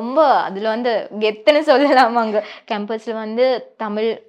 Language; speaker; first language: Tamil; non-native, local second language; Sinhala